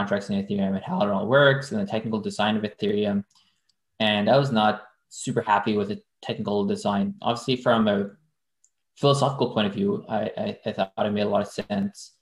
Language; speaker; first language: English; non-native, fluent; French